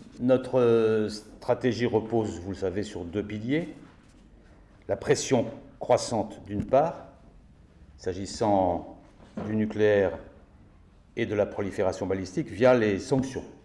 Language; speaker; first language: French; native; French